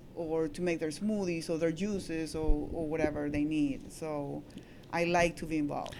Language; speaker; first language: English; non-native, fluent; Spanish